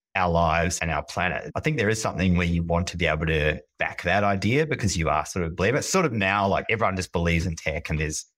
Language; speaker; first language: English; native; English